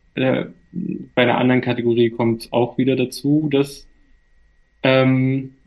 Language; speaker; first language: German; native; German